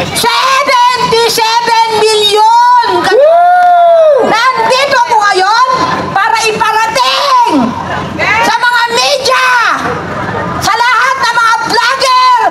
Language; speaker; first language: Filipino; native; Filipino